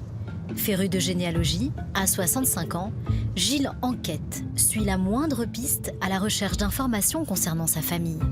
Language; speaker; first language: French; native; French